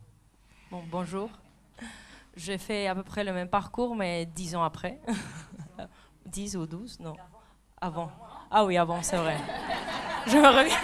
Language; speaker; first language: French; non-native, fluent; Spanish